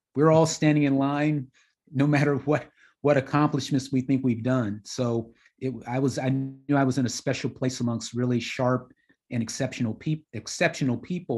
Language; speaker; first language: English; native; English